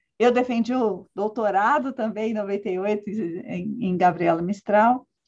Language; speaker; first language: Portuguese; early bilingual, other home language; Spanish